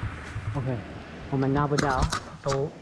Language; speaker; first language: Chinese; non-native, learner; English